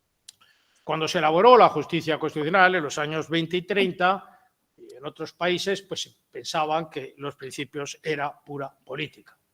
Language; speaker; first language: Spanish; native; Spanish